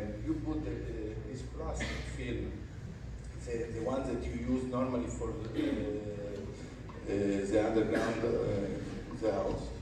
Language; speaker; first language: English; non-native, learner; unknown